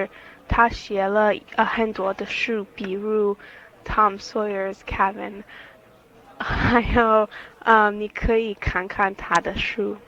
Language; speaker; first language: Chinese; non-native, learner; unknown